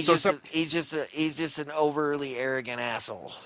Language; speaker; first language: English; native; English